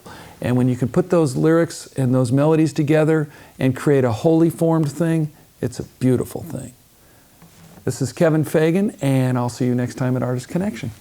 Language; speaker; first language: English; native; English